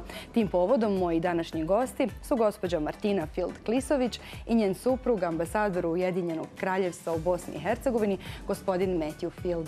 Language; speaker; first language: Croatian; native; Croatian